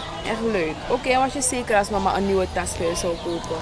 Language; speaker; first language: Dutch; native; Dutch